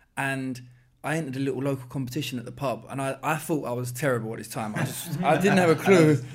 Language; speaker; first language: English; native; English